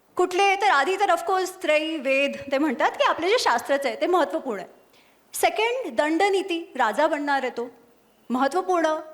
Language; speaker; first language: Marathi; non-native, local second language; Gujarati